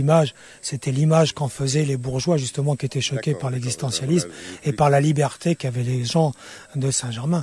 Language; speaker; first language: French; native; French